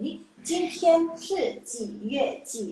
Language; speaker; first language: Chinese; non-native, local second language; Indonesian